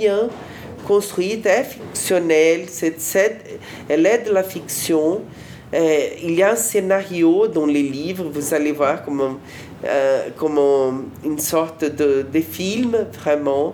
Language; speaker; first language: French; non-native, fluent; Portuguese